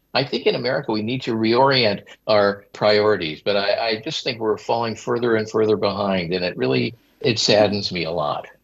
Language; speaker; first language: English; native; English